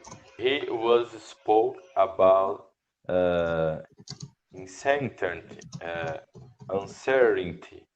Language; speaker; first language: English; non-native, learner; Portuguese